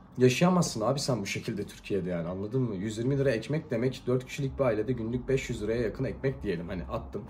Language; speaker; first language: Turkish; native; Turkish